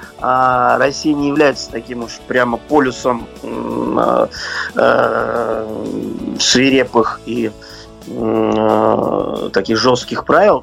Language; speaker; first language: Russian; native; Russian